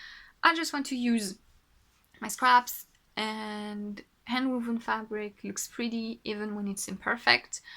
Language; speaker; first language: English; non-native, fluent; French